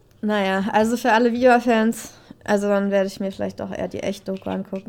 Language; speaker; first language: German; native; German